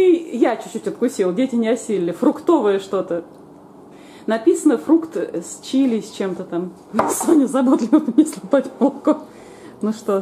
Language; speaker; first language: Russian; native; Russian